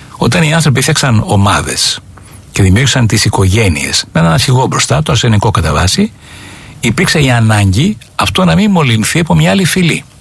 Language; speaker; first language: Greek; native; Greek